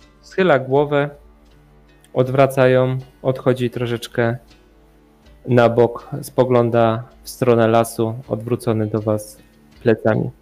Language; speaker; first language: Polish; native; Polish